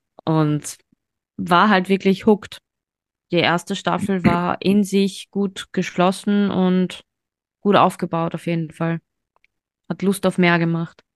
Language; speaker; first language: German; native; German